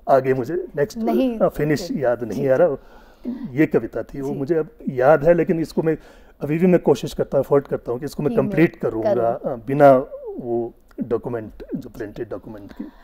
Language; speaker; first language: Hindi; non-native, local second language; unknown